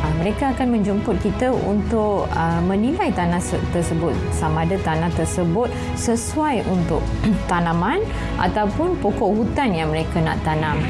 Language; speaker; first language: Malay; non-native, local second language; Tamil